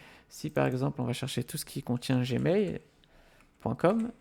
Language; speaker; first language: French; native; French